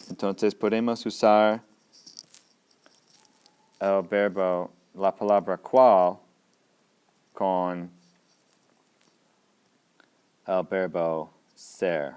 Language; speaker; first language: Spanish; non-native, fluent; English